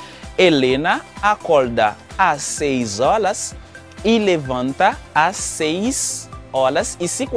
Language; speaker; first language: Portuguese; non-native, fluent; Haitian Creole